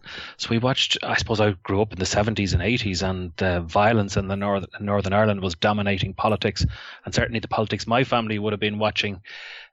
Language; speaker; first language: English; native; English